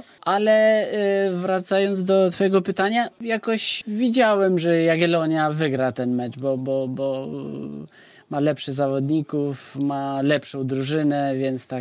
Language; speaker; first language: Polish; non-native, fluent; Albanian